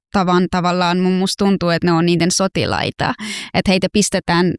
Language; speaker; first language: Finnish; non-native, fluent; Persian